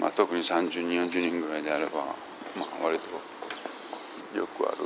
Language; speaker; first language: Japanese; native; Japanese